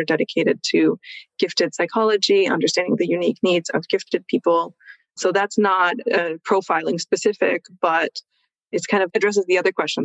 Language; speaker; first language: English; native; English